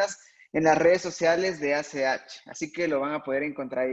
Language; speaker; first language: Spanish; native; Spanish